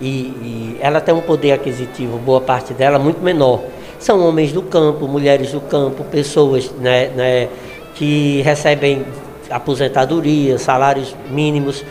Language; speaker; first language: Portuguese; native; Portuguese